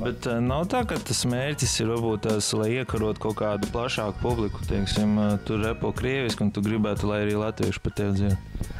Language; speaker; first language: Latvian; native; Latvian